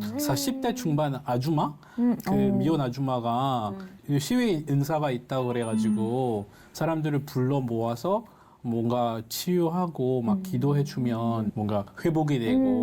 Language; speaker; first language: Korean; non-native, fluent; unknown